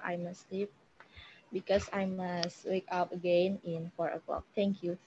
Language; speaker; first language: English; non-native, learner; Indonesian